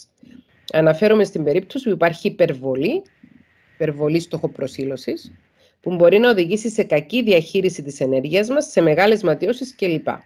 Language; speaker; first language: Greek; native; Greek